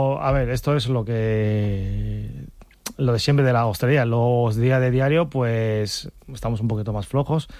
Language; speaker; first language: Spanish; non-native, fluent; Chinese